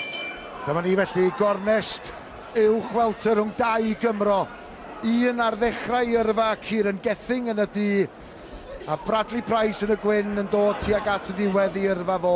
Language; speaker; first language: Welsh; native; Welsh